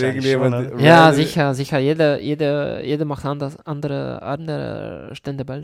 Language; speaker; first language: German; non-native, learner; Czech